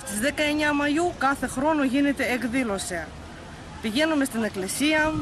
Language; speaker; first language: Greek; non-native, fluent; Russian